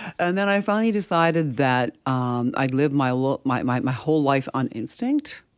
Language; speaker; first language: English; early bilingual, other home language; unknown